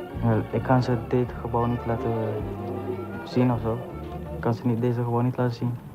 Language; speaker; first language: Dutch; early bilingual, other home language; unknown